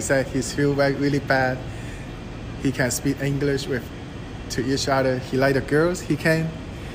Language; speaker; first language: English; non-native, local second language; Cantonese